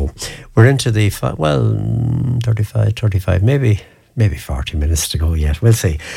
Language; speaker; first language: English; native; English